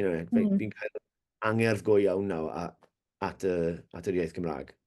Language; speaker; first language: Welsh; non-native, learner; English